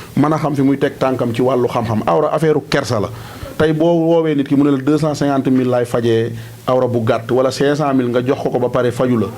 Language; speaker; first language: Wolof; non-native, local second language; Serer